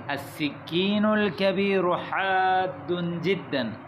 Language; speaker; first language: Arabic; non-native, fluent; Urdu